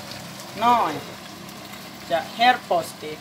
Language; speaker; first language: Finnish; non-native, learner; Thai